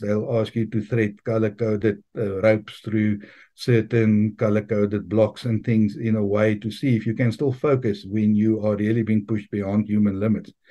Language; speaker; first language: English; non-native, local second language; Afrikaans